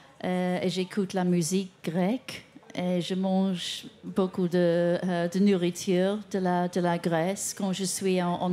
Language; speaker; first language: French; non-native, fluent; English